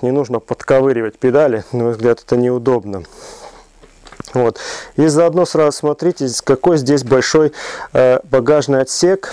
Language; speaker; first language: Russian; native; Russian